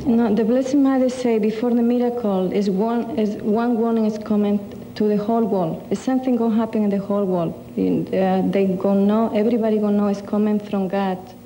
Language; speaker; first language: English; non-native, learner; Spanish